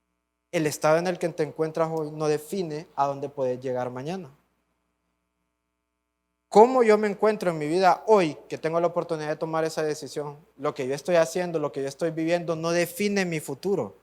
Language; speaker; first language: Spanish; native; Spanish